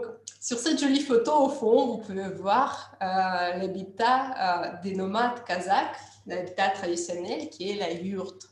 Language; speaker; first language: French; non-native, fluent; Russian